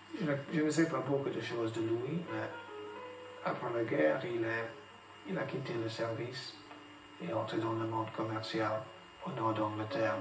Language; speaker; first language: French; non-native, fluent; English